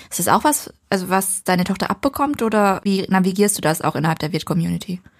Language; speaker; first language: German; early bilingual, other home language; Vietnamese